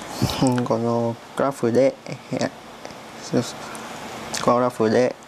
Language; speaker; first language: Japanese; non-native, learner; Vietnamese